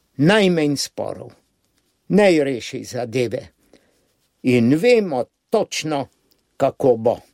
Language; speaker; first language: Slovenian; native; Slovenian